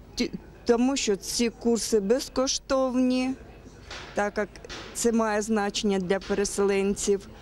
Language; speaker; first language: Ukrainian; non-native, local second language; Russian